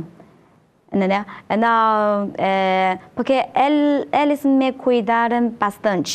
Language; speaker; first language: Portuguese; non-native, learner; Chinese